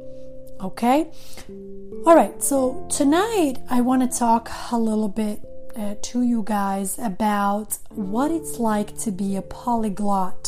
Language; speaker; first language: English; non-native, fluent; Serbian